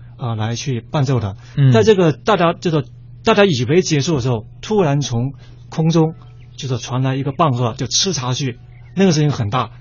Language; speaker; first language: Chinese; native; Chinese